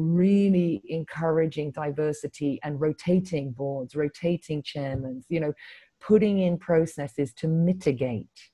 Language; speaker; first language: English; native; English